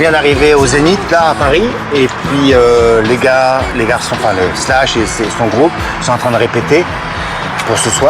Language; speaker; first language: French; native; French